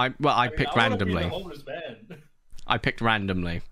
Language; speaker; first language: English; native; English